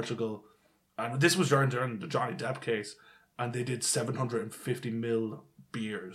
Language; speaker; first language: English; native; English